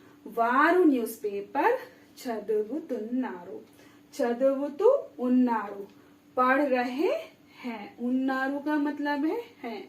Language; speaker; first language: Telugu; non-native, fluent; Hindi